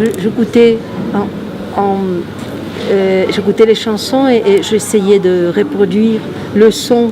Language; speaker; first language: French; non-native, fluent; Spanish